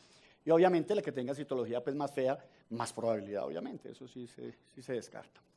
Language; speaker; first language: Spanish; native; Spanish